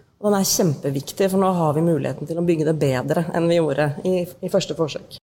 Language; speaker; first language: Norwegian; native; Norwegian